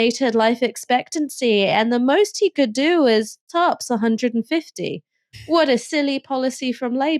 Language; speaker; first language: English; native; English